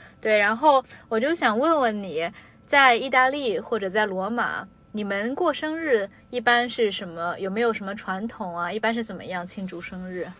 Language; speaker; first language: Chinese; native; Chinese